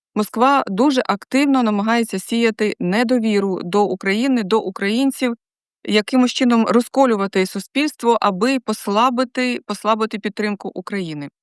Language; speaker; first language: Ukrainian; native; Ukrainian